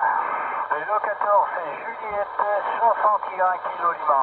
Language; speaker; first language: French; non-native, learner; Italian